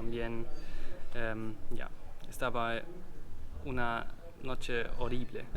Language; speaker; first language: Spanish; non-native, learner; German